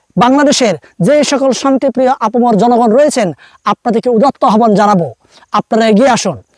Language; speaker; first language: Bangla; non-native, local second language; Marma